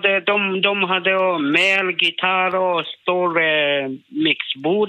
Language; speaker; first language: Swedish; non-native, learner; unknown